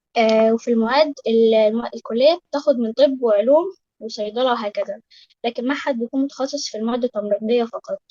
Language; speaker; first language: Arabic; native; Arabic